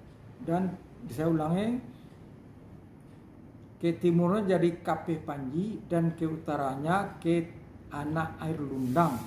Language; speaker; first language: Indonesian; non-native, local second language; Minangkabau